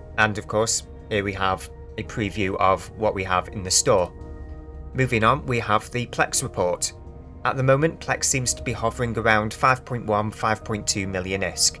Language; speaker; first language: English; native; English